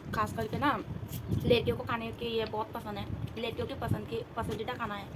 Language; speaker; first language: Hindi; non-native, local second language; Santali